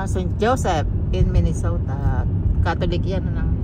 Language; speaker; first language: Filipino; native; Filipino